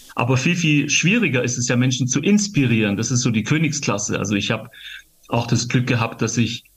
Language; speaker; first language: German; native; German